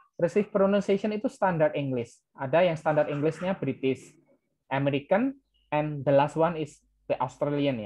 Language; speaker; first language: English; non-native, learner; Indonesian